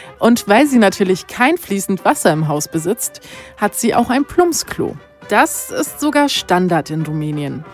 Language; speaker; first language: German; early bilingual, other home language; Romanian